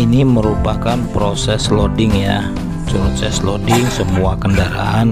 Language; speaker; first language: Indonesian; native; Indonesian